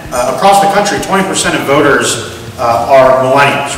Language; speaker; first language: English; native; English